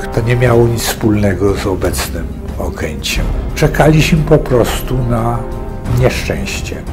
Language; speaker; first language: Polish; native; Polish